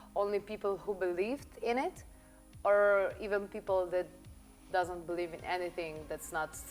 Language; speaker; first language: English; non-native, fluent; Slovenian